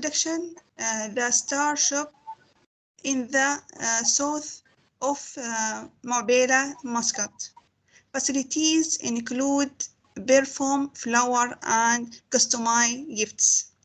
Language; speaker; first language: English; non-native, learner; Arabic